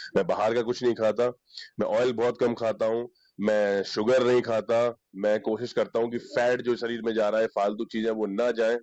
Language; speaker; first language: Hindi; native; Hindi